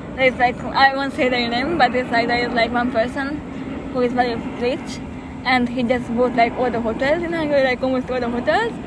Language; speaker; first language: English; non-native, fluent; Hungarian